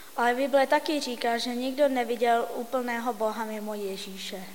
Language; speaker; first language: Czech; non-native, fluent; English